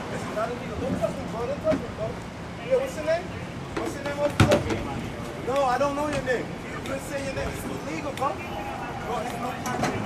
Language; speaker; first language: English; native; English